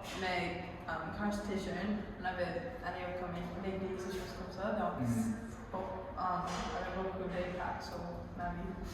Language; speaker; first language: French; non-native, local second language; English